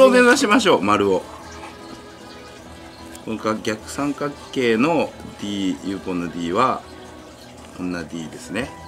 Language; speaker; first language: Japanese; native; Japanese